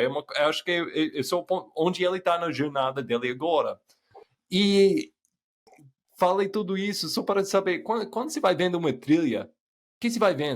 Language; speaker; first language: Portuguese; non-native, fluent; English